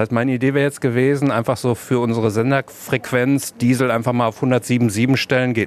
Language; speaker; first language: German; native; German